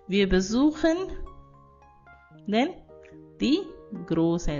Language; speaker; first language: German; non-native, fluent; Hindi